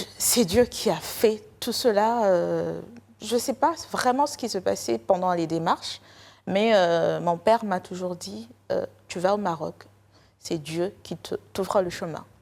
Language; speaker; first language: French; non-native, local second language; Lingala